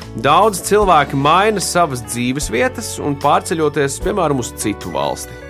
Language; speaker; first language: Latvian; native; Latvian